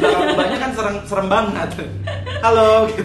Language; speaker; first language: Indonesian; native; Indonesian